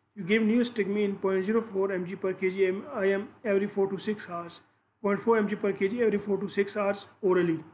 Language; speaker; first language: English; non-native, local second language; Urdu